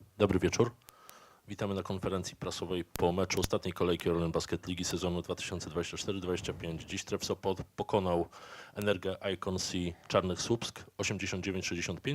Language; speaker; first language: Polish; native; Polish